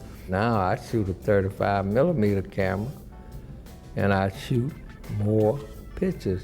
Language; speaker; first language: English; native; English